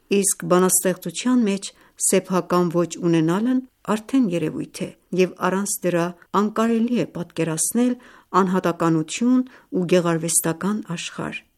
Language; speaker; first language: Armenian; early bilingual, heritage; Armenian